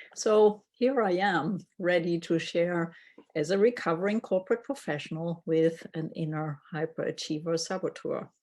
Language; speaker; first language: English; non-native, fluent; German